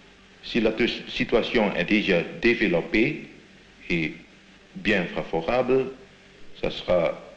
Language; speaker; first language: French; non-native, fluent; Indonesian